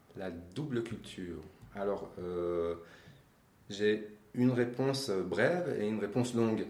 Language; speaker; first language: French; non-native, fluent; Persian